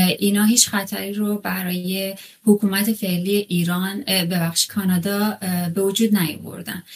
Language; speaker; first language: Persian; non-native, local second language; Kurdish